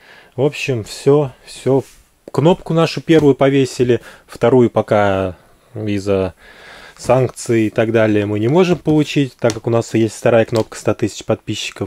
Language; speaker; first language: Russian; native; Russian